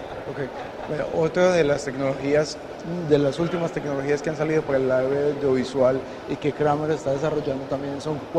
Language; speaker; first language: Spanish; native; Spanish